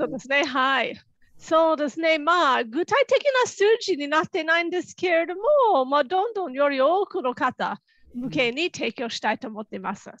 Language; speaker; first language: Japanese; non-native, fluent; English